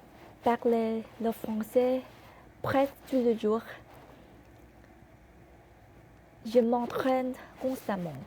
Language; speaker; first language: French; non-native, learner; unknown